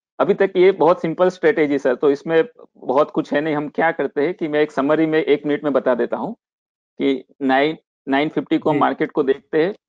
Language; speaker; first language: Hindi; non-native, local second language; Gujarati